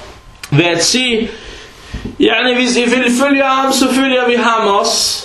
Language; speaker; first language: Danish; early bilingual, other home language; Arabic